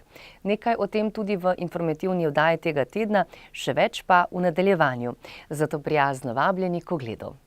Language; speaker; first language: Slovenian; native; Slovenian